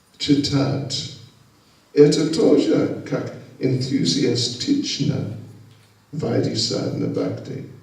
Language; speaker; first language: Russian; non-native, learner; English